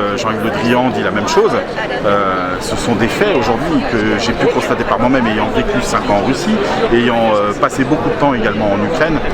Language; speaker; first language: French; native; French